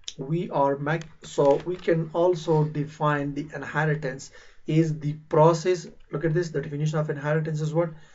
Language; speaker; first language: English; non-native, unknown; Persian